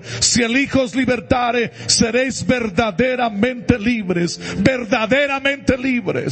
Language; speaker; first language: Spanish; native; Spanish